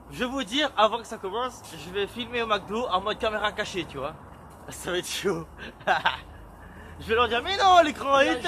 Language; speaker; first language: French; native; French